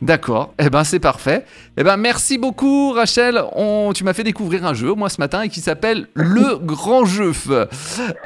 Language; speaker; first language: French; native; French